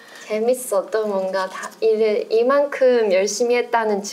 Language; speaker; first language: Korean; non-native, fluent; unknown